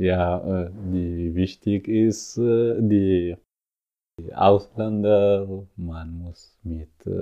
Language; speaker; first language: German; non-native, learner; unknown